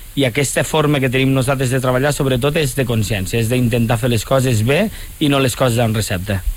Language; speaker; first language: Catalan; non-native, local second language; Spanish